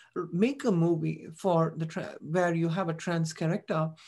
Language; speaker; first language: English; non-native, local second language; Tamil